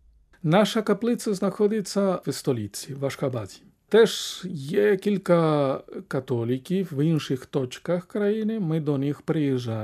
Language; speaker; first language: Ukrainian; non-native, fluent; Spanish